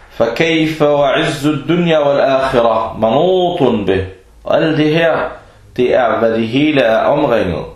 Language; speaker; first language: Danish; early bilingual, other home language; Arabic